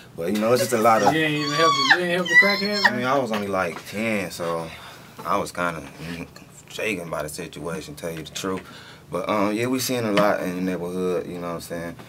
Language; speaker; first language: English; native; English